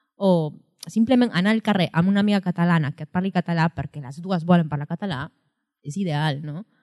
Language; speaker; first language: Catalan; non-native, fluent; Spanish